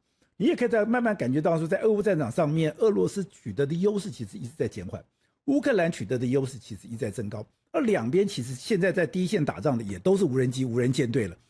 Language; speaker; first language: Chinese; native; Chinese